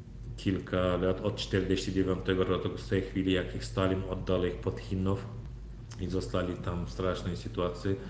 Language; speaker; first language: Polish; non-native, learner; Turkmen